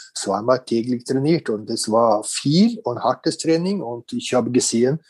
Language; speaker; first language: German; non-native, fluent; Norwegian